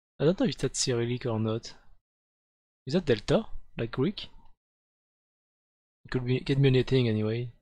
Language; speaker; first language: English; non-native, learner; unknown